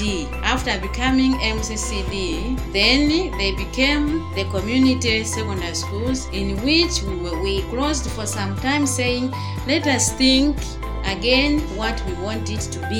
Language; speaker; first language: English; non-native, local second language; Nyanja